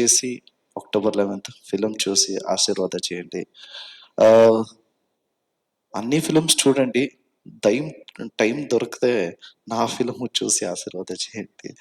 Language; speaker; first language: Telugu; non-native, learner; Kannada